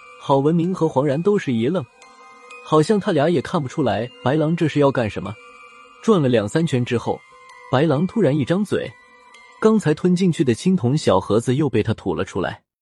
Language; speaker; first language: Chinese; native; Chinese